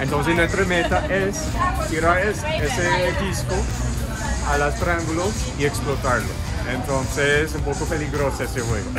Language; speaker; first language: Spanish; non-native, fluent; English